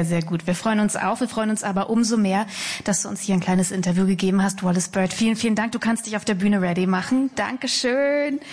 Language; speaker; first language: German; native; German